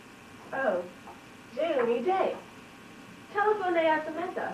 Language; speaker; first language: French; non-native, learner; English